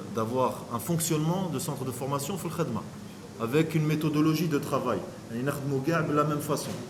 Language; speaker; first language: French; non-native, local second language; Arabic